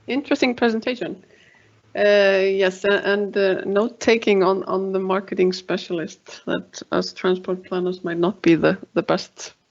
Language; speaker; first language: English; non-native, fluent; Icelandic